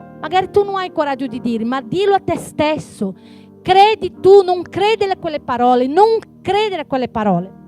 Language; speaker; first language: Italian; non-native, fluent; Portuguese